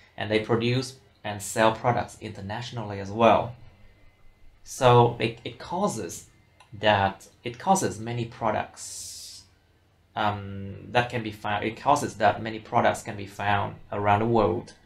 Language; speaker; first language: English; non-native, fluent; Vietnamese